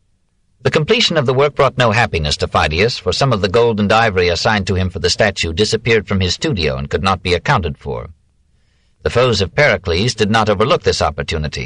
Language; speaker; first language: English; native; English